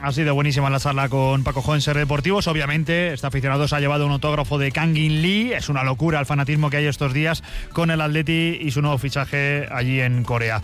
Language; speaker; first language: Spanish; native; Spanish